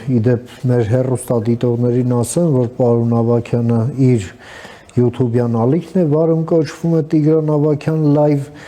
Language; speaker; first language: Armenian; native; Armenian